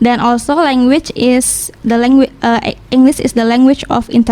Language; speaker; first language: English; non-native, learner; Indonesian